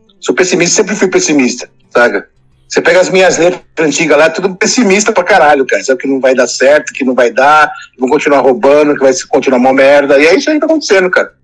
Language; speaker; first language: Portuguese; native; Portuguese